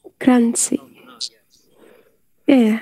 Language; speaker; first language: English; non-native, fluent; Arabic